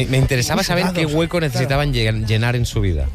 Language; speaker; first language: Spanish; native; Spanish